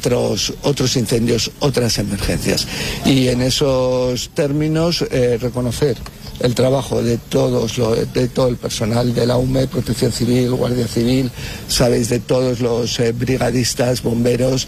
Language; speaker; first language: Spanish; native; Spanish